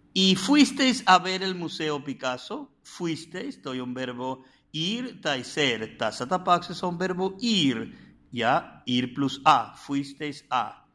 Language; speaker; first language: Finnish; non-native, fluent; Spanish